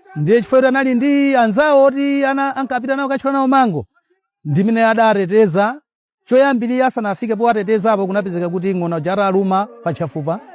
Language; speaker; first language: Nyanja; native; Nyanja